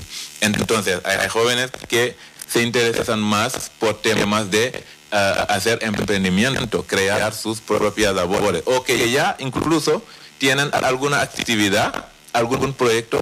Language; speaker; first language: Spanish; non-native, fluent; Wolof